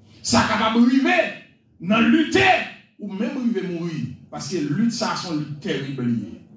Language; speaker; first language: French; non-native, local second language; Haitian Creole